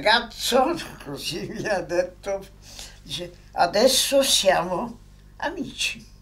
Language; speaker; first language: Italian; non-native, fluent; Polish